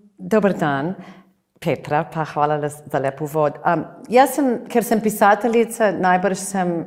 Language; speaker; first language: Slovenian; non-native, fluent; English